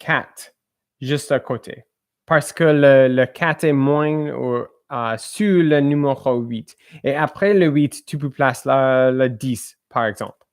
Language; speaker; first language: French; non-native, learner; English